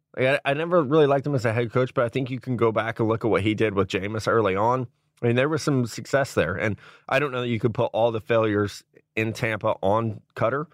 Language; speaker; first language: English; native; English